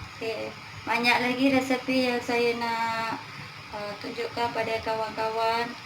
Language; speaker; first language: Malay; non-native, local second language; Tamil